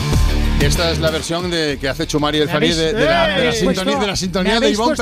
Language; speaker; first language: Spanish; native; Spanish